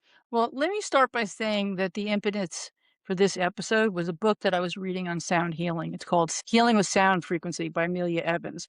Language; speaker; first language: English; native; English